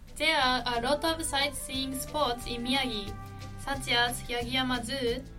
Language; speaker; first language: English; non-native, fluent; Japanese